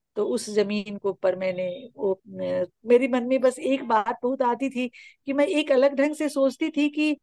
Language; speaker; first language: Hindi; native; Hindi